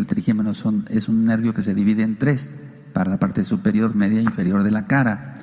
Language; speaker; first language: Spanish; native; Spanish